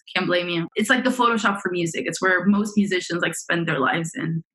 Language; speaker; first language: English; early bilingual, other home language; Romanian